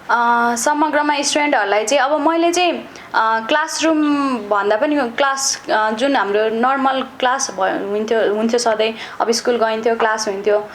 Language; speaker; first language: Nepali; native; Nepali